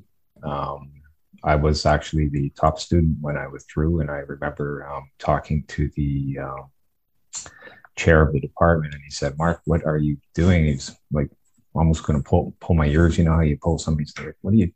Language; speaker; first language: English; native; English